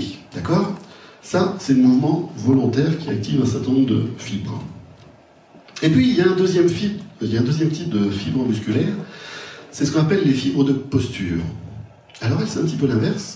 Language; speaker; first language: French; native; French